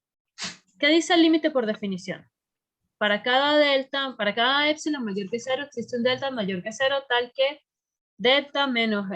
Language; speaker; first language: Spanish; native; Spanish